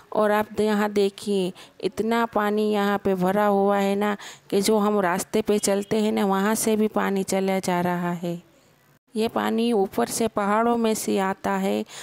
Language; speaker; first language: Hindi; non-native, local second language; Gujarati